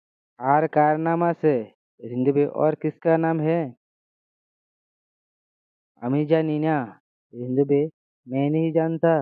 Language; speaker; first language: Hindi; non-native, learner; Bangla